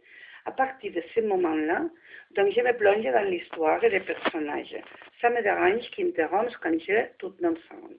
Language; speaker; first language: French; non-native, learner; Spanish